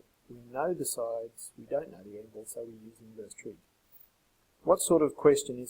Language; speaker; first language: English; native; English